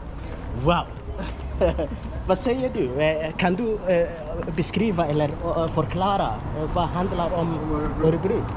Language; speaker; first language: Swedish; non-native, learner; Somali